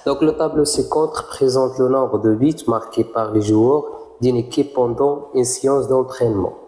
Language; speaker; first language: French; non-native, local second language; Arabic